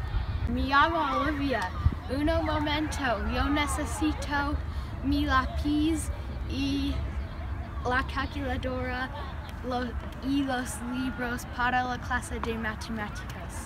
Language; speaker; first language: Spanish; non-native, learner; English